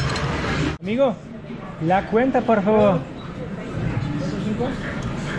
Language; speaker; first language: Spanish; non-native, learner; German